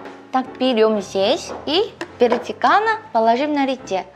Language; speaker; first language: Russian; non-native, learner; Korean